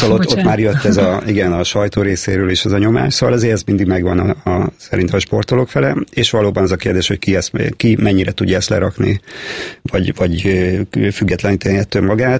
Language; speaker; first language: Hungarian; native; Hungarian